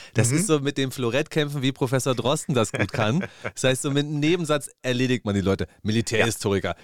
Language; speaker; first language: German; native; German